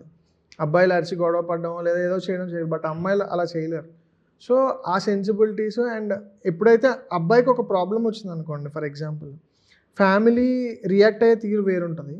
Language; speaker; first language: Telugu; native; Telugu